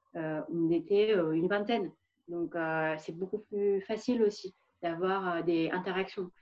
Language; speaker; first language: French; non-native, fluent; Vietnamese